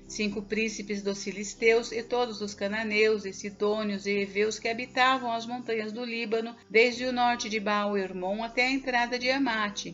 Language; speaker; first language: Portuguese; native; Portuguese